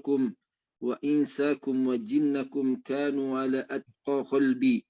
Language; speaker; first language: Arabic; non-native, learner; Indonesian